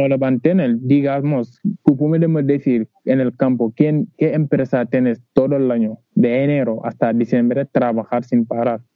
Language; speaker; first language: Spanish; non-native, learner; Wolof